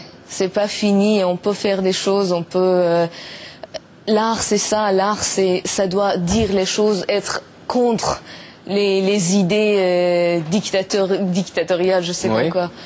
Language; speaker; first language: French; non-native, learner; Persian